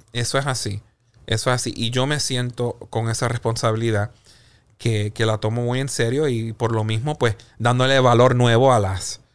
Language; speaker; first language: Spanish; native; Spanish